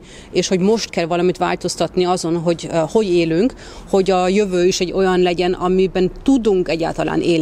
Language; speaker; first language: Hungarian; early bilingual, heritage; Hungarian